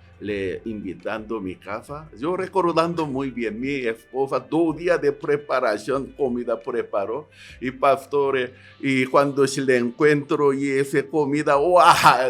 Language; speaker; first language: Spanish; non-native, learner; Korean